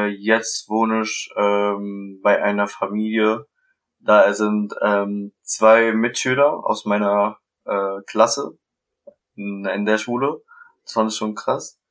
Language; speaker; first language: German; non-native, learner; Arabic